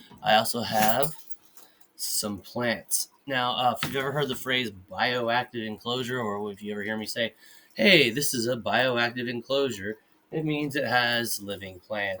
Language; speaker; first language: English; native; English